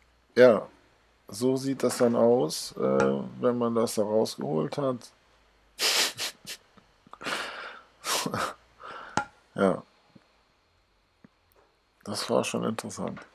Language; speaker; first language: German; native; German